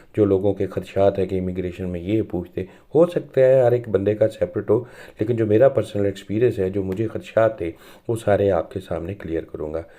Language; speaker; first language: Urdu; non-native, local second language; Punjabi